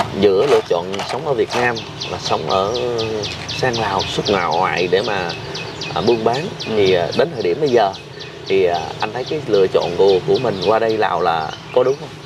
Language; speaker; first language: Vietnamese; native; Vietnamese